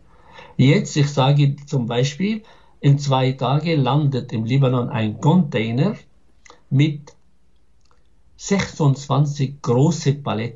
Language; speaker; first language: German; non-native, fluent; Arabic